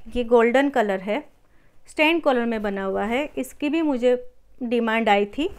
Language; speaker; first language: Hindi; non-native, local second language; Marathi